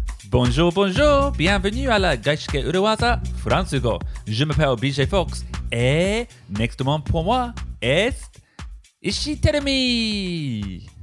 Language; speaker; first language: French; non-native, learner; English